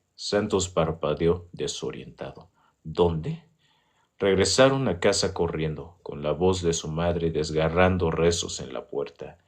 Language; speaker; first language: Spanish; native; Spanish